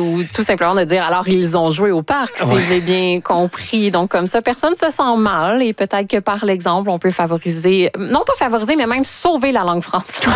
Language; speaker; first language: French; native; French